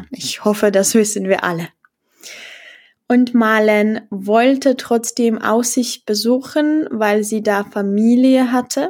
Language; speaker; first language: German; non-native, fluent; Czech